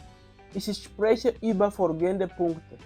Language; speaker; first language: German; non-native, fluent; Kinyarwanda